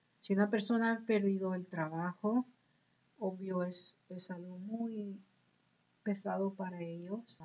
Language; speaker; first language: Spanish; early bilingual, heritage; Spanish